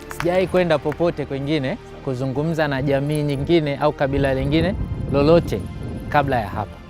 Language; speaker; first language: Swahili; native; Swahili